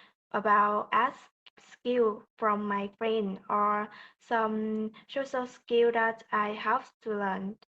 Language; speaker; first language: English; non-native, learner; Vietnamese